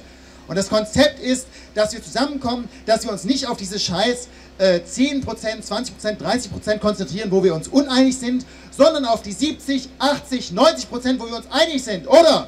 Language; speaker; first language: German; native; German